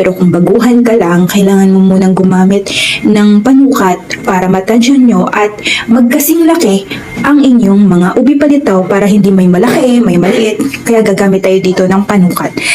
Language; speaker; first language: Filipino; non-native, local second language; Waray